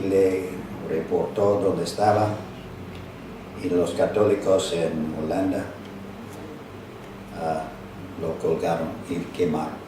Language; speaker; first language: Spanish; non-native, fluent; English